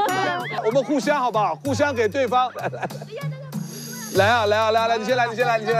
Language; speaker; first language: Chinese; native; Chinese